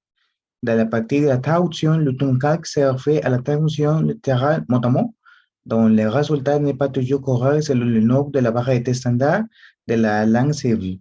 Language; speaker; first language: French; non-native, learner; Spanish